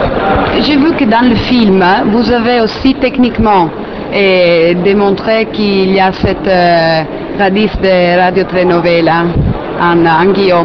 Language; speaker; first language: French; non-native, fluent; Italian